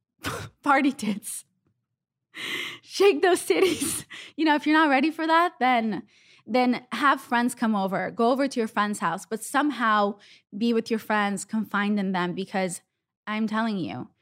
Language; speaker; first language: English; non-native, fluent; Hebrew